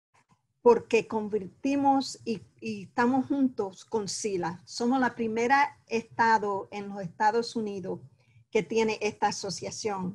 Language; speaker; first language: Spanish; early bilingual, heritage; Spanish